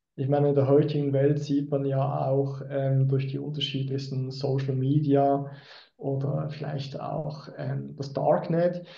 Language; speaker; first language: German; native; German